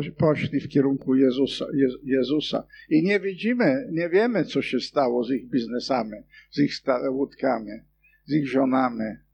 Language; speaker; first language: Polish; non-native, fluent; English